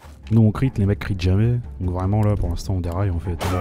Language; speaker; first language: French; native; French